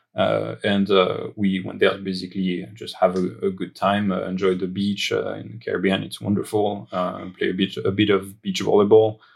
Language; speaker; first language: English; non-native, fluent; French